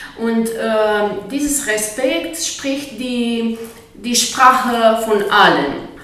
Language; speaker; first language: German; non-native, learner; Romanian